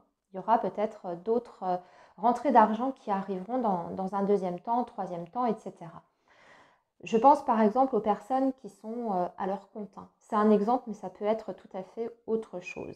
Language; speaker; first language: French; native; French